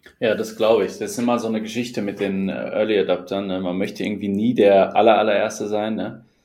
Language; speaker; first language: German; native; German